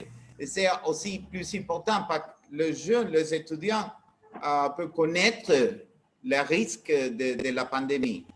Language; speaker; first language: French; non-native, learner; Spanish